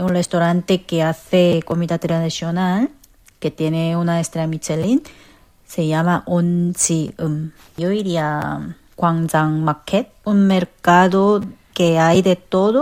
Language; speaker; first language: Spanish; non-native, fluent; Korean